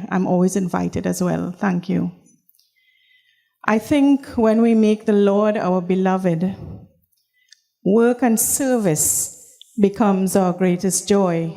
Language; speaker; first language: English; native; English